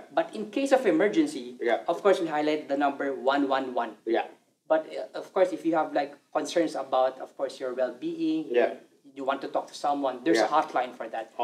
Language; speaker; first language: English; non-native, local second language; Filipino